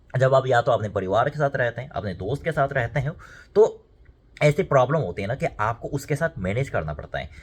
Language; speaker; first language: Hindi; non-native, fluent; Korean